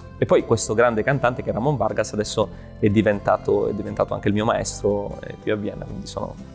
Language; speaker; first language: Italian; native; Italian